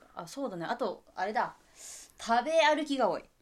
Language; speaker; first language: Japanese; non-native, fluent; Chinese